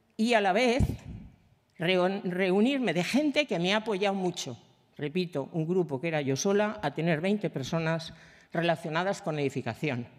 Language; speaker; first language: Spanish; native; Spanish